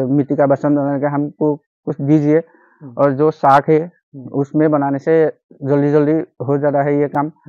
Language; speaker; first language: Hindi; non-native, local second language; Assamese